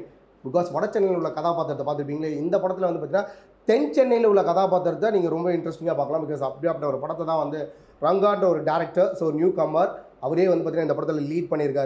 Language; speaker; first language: Tamil; native; Tamil